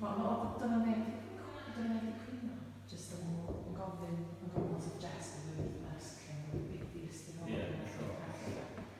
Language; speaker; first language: Welsh; native; Welsh